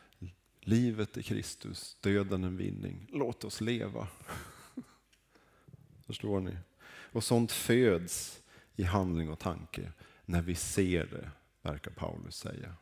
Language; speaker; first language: Swedish; native; Swedish